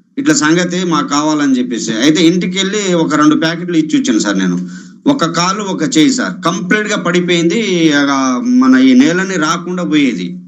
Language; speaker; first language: Telugu; non-native, local second language; Lambadi